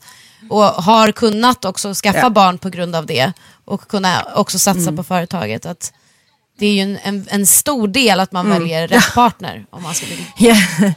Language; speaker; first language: Swedish; native; Swedish